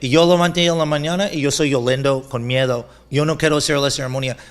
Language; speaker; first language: Spanish; non-native, learner; English